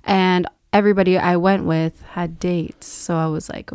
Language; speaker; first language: English; native; English